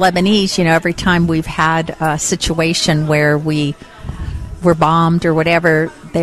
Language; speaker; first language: English; non-native, fluent; Arabic